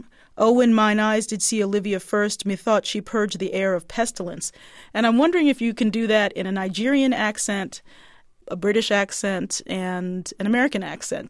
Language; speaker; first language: English; native; English